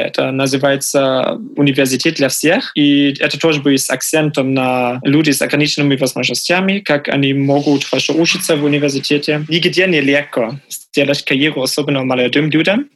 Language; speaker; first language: Russian; non-native, fluent; German